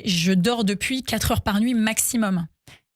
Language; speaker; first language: French; native; French